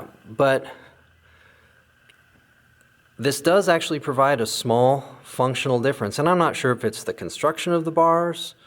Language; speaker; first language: English; native; English